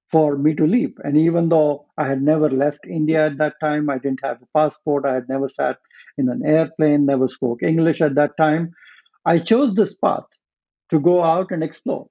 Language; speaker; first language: English; non-native, local second language; Marathi